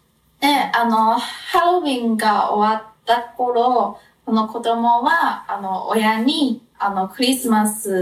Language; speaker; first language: Japanese; non-native, fluent; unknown